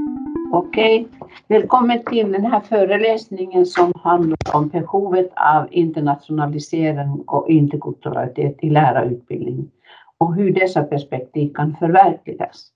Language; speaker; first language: Swedish; non-native, fluent; Finnish